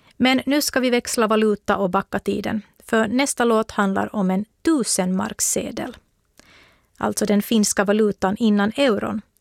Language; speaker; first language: Swedish; native; Swedish